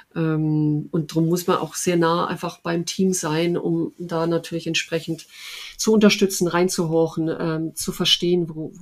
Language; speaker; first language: German; native; German